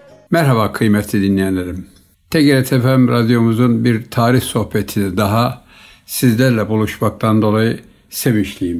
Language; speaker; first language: Turkish; native; Turkish